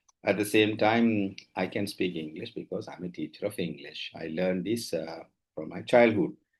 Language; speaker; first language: English; non-native, local second language; Tamil